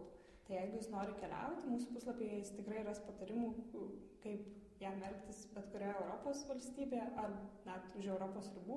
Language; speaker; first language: Lithuanian; native; Lithuanian